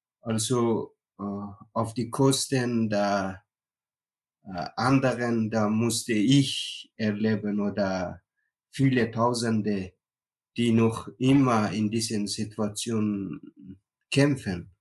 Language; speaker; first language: German; non-native, learner; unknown